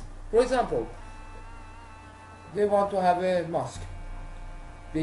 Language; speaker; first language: English; non-native, learner; Persian